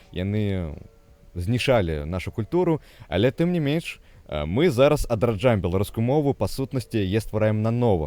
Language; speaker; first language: Belarusian; native; Belarusian